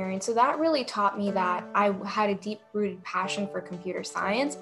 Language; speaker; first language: English; native; English